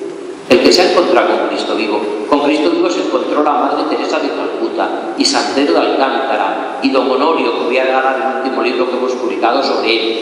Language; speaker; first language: Spanish; native; Spanish